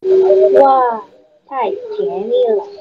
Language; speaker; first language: Chinese; non-native, learner; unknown